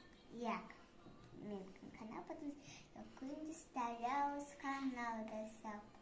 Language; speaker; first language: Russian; non-native, local second language; Kazakh